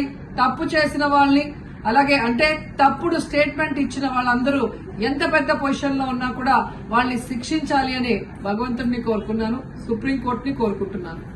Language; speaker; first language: Telugu; native; Telugu